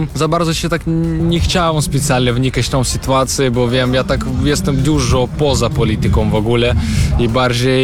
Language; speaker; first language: Polish; non-native, fluent; Russian